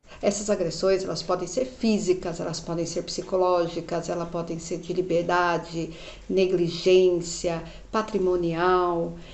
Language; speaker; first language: Portuguese; native; Portuguese